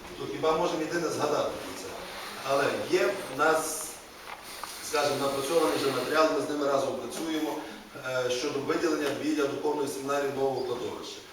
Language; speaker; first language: Ukrainian; native; Ukrainian